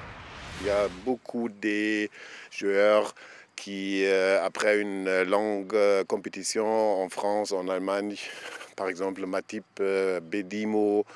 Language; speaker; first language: French; non-native, fluent; German